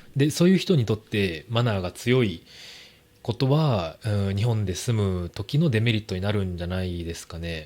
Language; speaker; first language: Japanese; native; Japanese